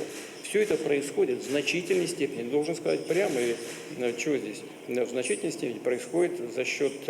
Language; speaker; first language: Russian; native; Russian